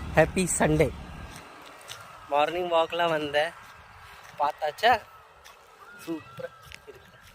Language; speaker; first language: Tamil; native; Tamil